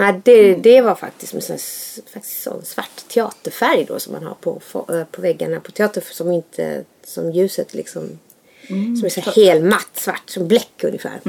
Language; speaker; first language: Swedish; native; Swedish